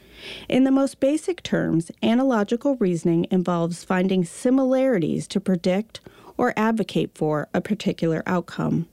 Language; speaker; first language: English; native; English